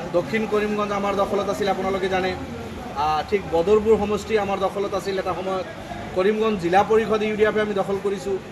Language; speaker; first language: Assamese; non-native, local second language; Bangla